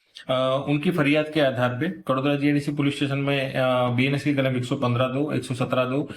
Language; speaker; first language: Hindi; non-native, local second language; Gujarati